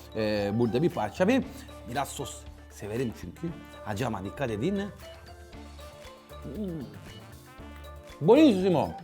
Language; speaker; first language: Turkish; non-native, learner; Italian